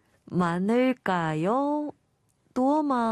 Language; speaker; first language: Korean; non-native, learner; Chinese